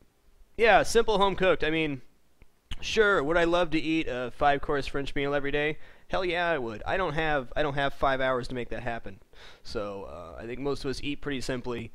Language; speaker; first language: English; native; English